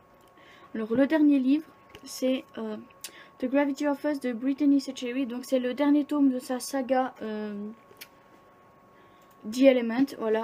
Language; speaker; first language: French; native; French